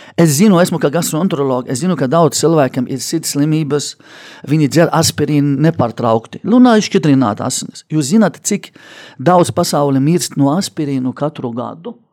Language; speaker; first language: Latvian; non-native, fluent; Arabic